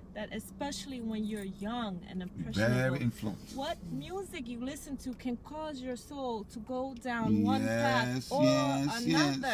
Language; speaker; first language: English; native; English